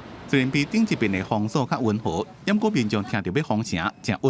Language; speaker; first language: Chinese; native; Chinese